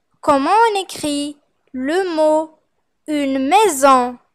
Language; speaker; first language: French; non-native, fluent; Arabic